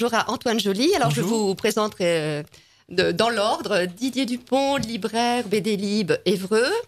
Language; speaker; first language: French; native; French